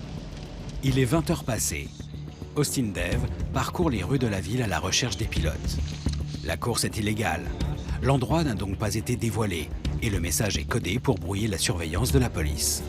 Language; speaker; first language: French; native; French